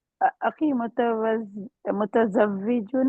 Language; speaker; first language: Arabic; non-native, learner; Urdu